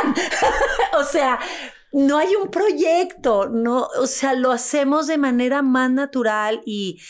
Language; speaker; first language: Spanish; native; Spanish